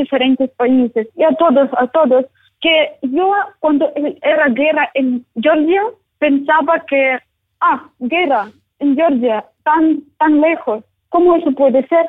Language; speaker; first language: Spanish; non-native, learner; Ukrainian